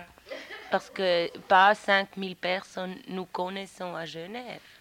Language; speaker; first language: French; non-native, local second language; German